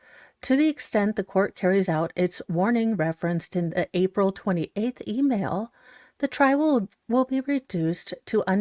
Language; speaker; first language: English; native; English